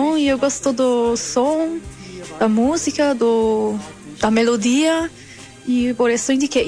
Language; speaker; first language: Portuguese; non-native, learner; German